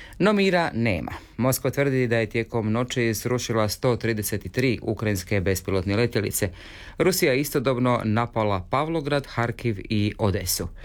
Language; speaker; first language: Croatian; native; Croatian